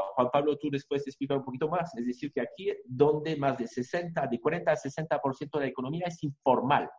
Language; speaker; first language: Spanish; non-native, fluent; French